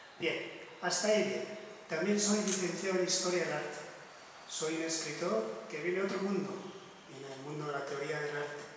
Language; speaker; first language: Spanish; non-native, local second language; Basque